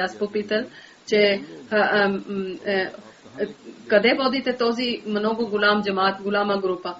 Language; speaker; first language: Bulgarian; native; Bulgarian